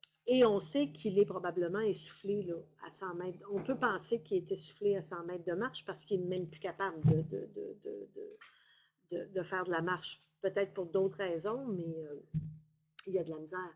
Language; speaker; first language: French; native; French